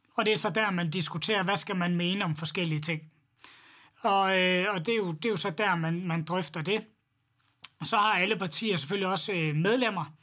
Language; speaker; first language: Danish; native; Danish